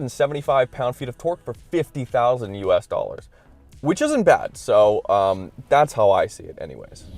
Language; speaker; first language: English; native; English